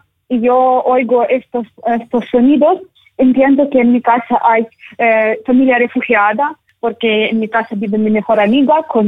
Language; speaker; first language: Spanish; non-native, learner; Ukrainian